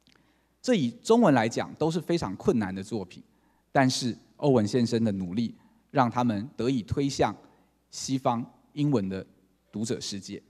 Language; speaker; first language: Chinese; native; Chinese